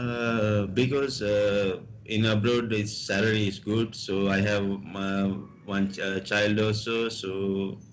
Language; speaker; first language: English; non-native, local second language; Sinhala